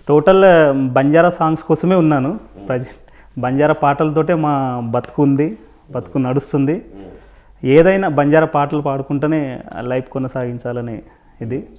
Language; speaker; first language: Telugu; non-native, local second language; Lambadi